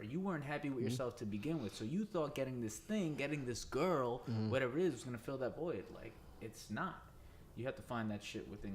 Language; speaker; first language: English; native; English